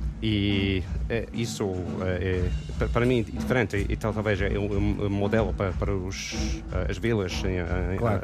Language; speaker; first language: Portuguese; non-native, learner; English